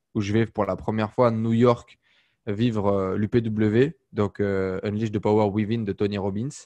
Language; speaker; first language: French; native; French